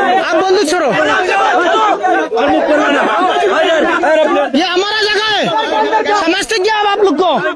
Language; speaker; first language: Hindi; non-native, learner; Bangla